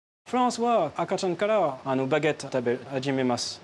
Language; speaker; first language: Japanese; non-native, learner; French